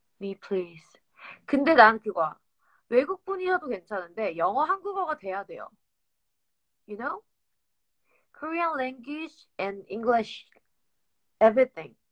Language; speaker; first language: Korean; native; Korean